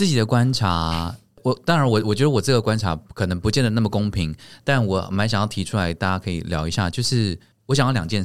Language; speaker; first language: Chinese; native; Chinese